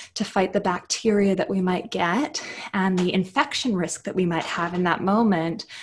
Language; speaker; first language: English; native; English